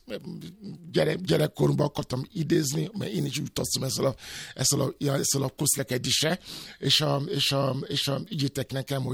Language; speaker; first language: Hungarian; non-native, fluent; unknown